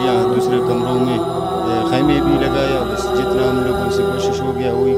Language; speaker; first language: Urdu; non-native, local second language; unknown